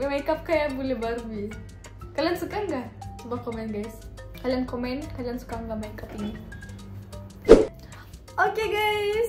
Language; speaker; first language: Indonesian; non-native, fluent; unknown